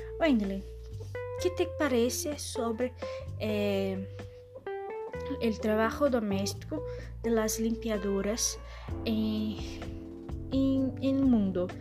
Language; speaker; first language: Spanish; non-native, learner; Portuguese